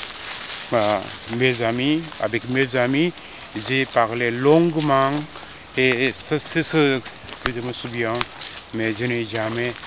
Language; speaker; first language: French; non-native, fluent; Korean